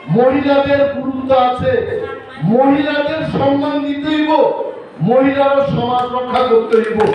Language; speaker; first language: Bangla; non-native, local second language; Kok Borok